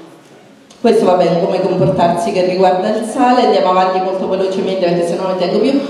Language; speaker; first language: Italian; native; Italian